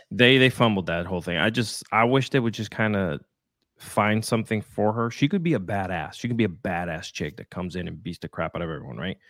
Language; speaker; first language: English; non-native, fluent; Spanish